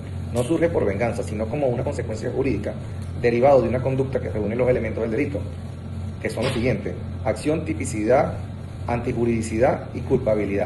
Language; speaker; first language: Spanish; native; Spanish